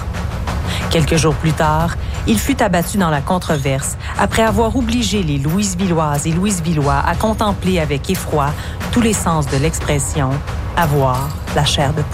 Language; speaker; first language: French; native; French